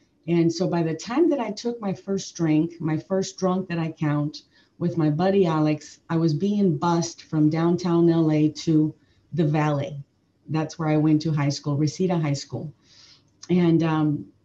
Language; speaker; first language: English; early bilingual, other home language; Spanish